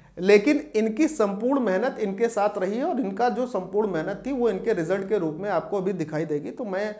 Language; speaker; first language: Hindi; native; Hindi